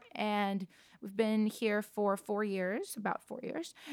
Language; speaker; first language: English; non-native, fluent; Russian